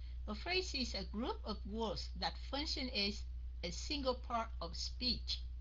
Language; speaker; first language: English; non-native, fluent; Vietnamese